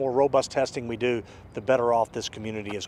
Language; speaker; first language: English; native; English